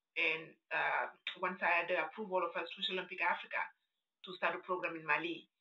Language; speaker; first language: English; non-native, fluent; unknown